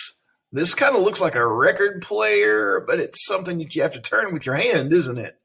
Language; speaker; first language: English; native; English